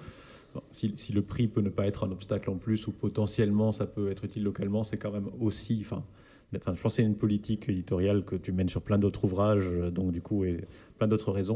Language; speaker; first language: French; native; French